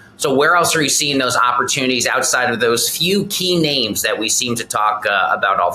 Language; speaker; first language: English; native; English